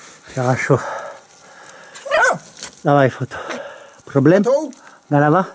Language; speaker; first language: Russian; non-native, learner; French